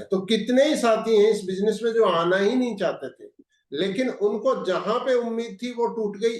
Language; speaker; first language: Hindi; native; Hindi